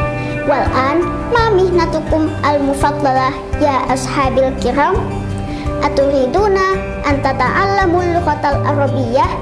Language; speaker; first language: Arabic; non-native, learner; Indonesian